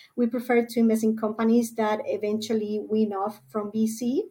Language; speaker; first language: English; non-native, fluent; Spanish